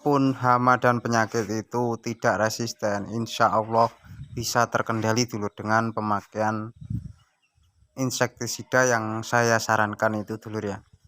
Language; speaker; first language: Indonesian; non-native, local second language; Javanese